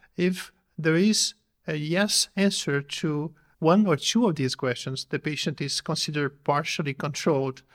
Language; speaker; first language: English; non-native, fluent; Portuguese